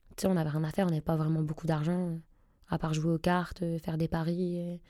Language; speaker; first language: French; native; French